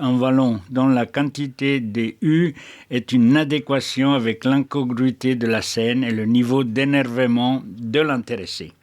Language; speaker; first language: French; native; French